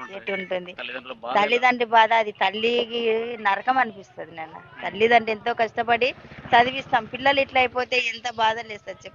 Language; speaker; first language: Telugu; native; Telugu